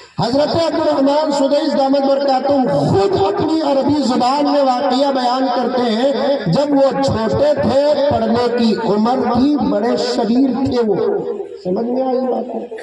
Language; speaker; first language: Urdu; native; Urdu